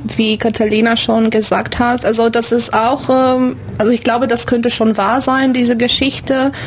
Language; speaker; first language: German; non-native, fluent; Romanian